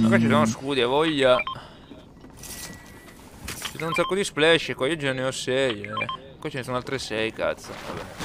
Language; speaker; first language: Italian; native; Italian